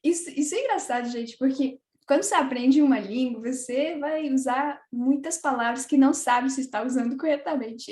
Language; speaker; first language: Portuguese; non-native, fluent; French